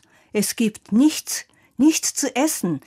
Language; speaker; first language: German; non-native, fluent; Japanese